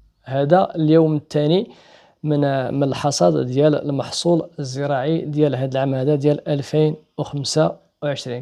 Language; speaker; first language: Arabic; native; Arabic